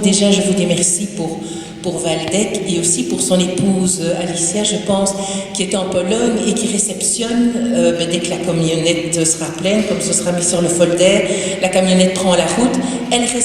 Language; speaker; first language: French; native; French